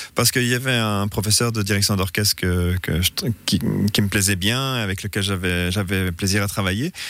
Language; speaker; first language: French; native; French